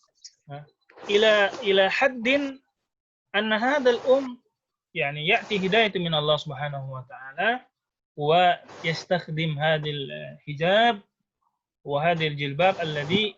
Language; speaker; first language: Arabic; non-native, fluent; Indonesian